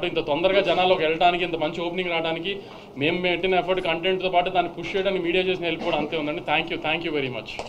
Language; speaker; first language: Telugu; native; Telugu